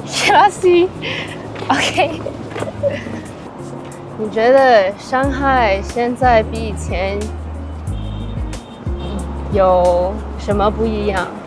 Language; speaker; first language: Chinese; non-native, learner; English